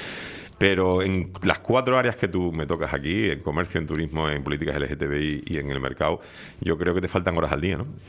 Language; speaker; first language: Spanish; native; Spanish